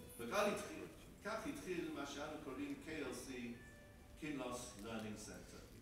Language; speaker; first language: Hebrew; non-native, fluent; English